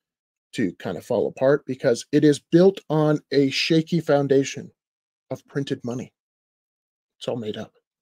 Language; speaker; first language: English; native; English